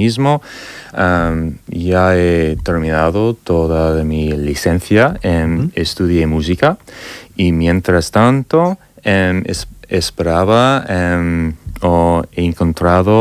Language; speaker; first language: Spanish; non-native, learner; English